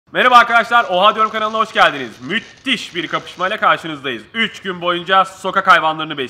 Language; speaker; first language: Turkish; native; Turkish